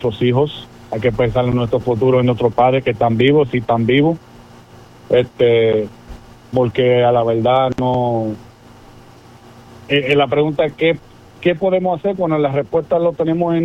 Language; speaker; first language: Spanish; native; Spanish